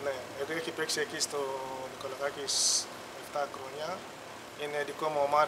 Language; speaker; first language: Greek; non-native, learner; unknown